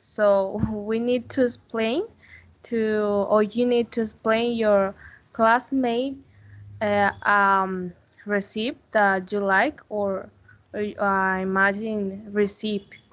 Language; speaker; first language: English; non-native, learner; Spanish